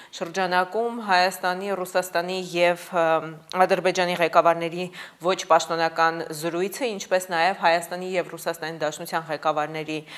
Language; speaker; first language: Armenian; native; Armenian